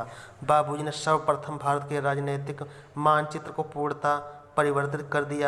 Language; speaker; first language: Hindi; native; Hindi